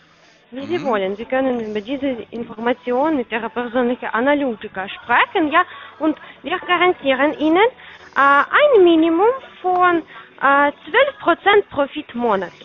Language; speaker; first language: German; non-native, fluent; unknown